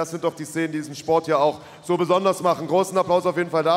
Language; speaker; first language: German; native; German